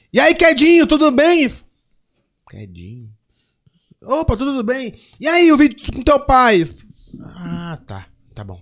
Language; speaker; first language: Portuguese; native; Portuguese